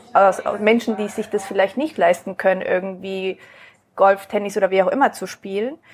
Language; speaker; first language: German; early bilingual, other home language; Spanish